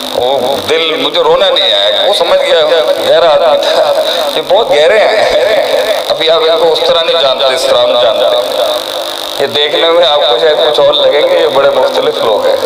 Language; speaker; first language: Urdu; non-native, local second language; Punjabi